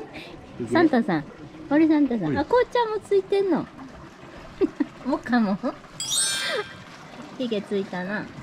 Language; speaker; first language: Japanese; native; Japanese